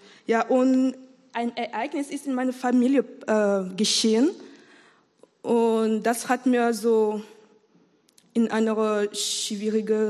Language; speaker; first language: German; non-native, learner; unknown